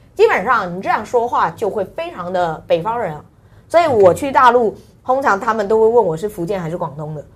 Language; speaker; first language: Chinese; non-native, local second language; Hakka Chinese